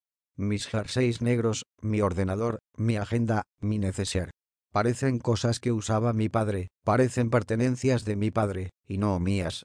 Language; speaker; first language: Spanish; native; Spanish